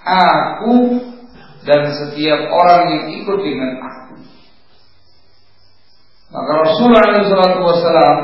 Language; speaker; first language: Indonesian; native; Indonesian